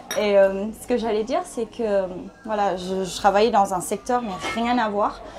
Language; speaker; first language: French; early bilingual, other home language; Thai